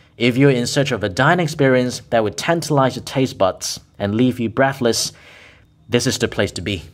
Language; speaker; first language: English; non-native, local second language; Cantonese